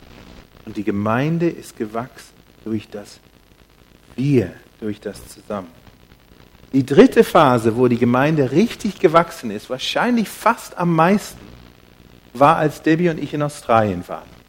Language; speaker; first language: German; non-native, fluent; English